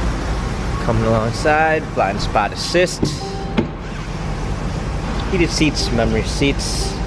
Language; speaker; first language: English; native; English